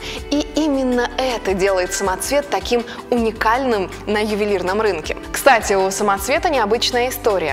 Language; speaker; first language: Russian; native; Russian